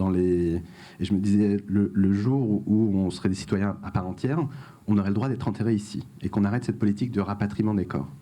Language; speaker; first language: French; early bilingual, other home language; Arabic